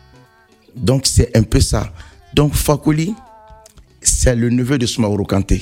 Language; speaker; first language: French; non-native, local second language; Mandingo